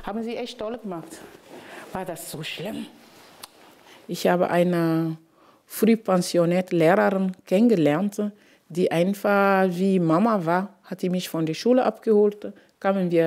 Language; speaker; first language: German; non-native, fluent; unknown